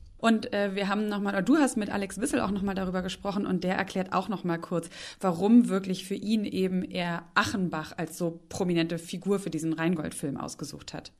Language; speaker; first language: German; native; German